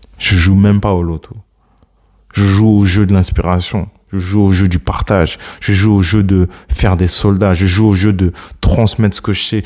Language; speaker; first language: French; early bilingual, other home language; Akan